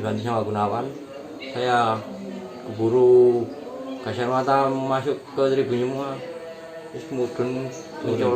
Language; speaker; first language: Indonesian; non-native, local second language; Javanese